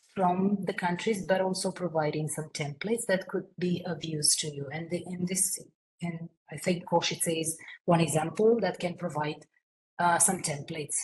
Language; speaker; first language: English; non-native, fluent; Romanian